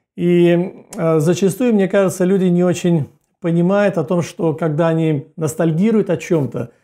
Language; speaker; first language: Russian; native; Russian